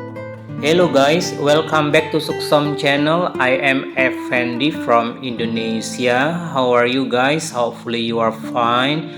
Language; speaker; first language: English; non-native, learner; Indonesian